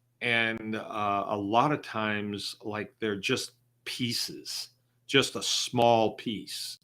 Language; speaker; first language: English; native; English